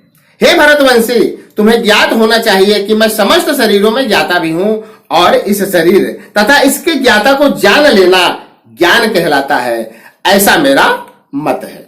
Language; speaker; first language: Hindi; native; Hindi